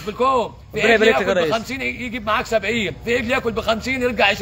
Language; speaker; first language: Arabic; native; Arabic